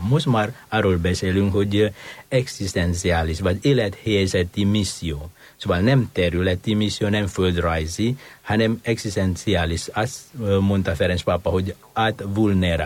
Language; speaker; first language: Hungarian; non-native, fluent; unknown